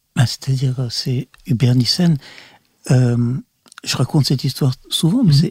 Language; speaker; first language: French; early bilingual, other home language; Russian